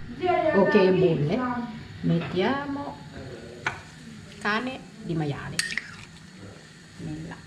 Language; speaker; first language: Italian; non-native, learner; Thai